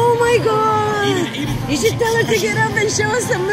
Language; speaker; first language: English; native; English